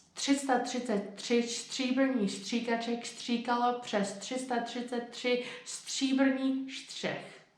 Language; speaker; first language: Czech; early bilingual, heritage; Czech